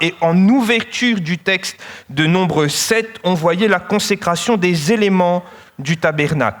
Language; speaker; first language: French; native; French